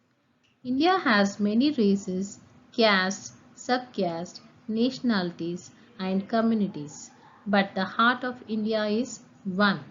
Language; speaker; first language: English; non-native, local second language; Telugu